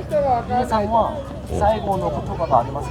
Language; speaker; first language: Japanese; non-native, learner; Korean